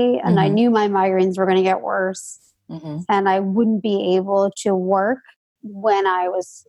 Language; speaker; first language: English; native; English